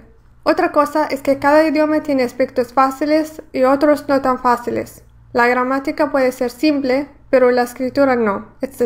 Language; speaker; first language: Spanish; non-native, fluent; Arabic